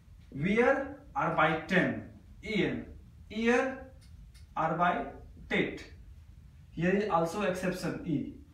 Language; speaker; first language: German; non-native, learner; Hindi